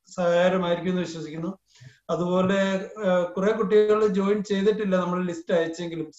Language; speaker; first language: Malayalam; native; Malayalam